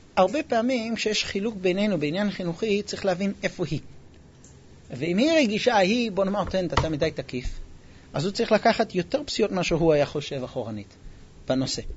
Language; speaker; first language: Hebrew; non-native, fluent; English